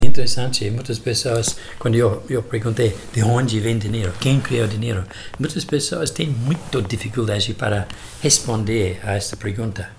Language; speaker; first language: Portuguese; non-native, fluent; English